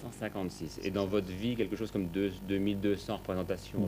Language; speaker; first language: French; native; French